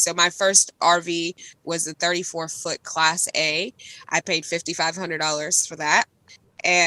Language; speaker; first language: English; native; English